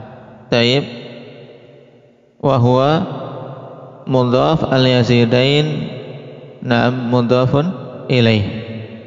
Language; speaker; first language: Arabic; non-native, fluent; Indonesian